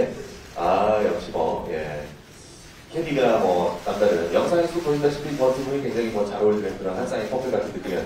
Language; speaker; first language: Korean; native; Korean